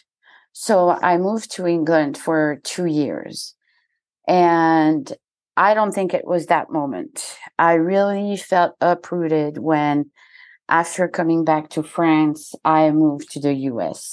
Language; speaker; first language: English; non-native, fluent; French